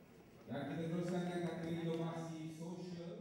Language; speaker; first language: Malay; native; Malay